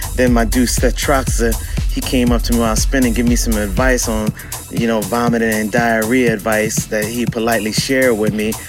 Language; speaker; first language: English; native; English